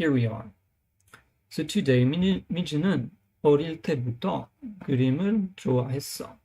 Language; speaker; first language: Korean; non-native, learner; English